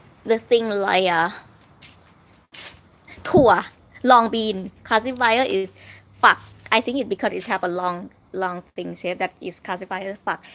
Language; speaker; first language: English; non-native, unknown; Thai